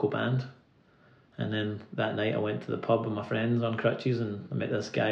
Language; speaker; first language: English; native; English